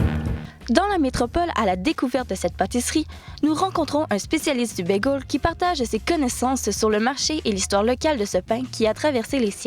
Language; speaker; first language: French; native; French